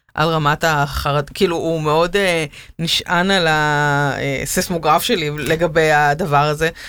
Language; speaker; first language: Hebrew; native; Hebrew